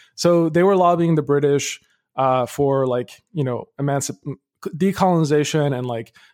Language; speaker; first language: English; early bilingual, other home language; Arabic